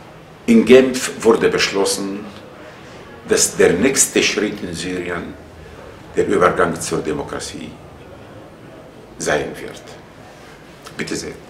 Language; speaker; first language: German; non-native, fluent; Arabic